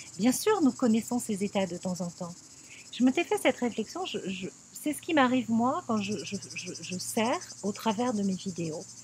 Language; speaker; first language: French; native; French